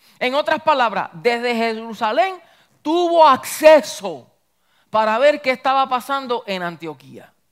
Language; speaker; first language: Spanish; early bilingual, heritage; Spanish